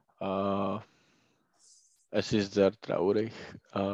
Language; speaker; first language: German; non-native, learner; Czech